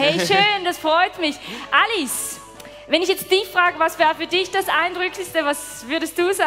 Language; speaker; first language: German; native; German